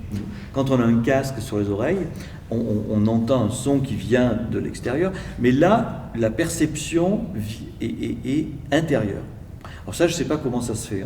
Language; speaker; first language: French; native; French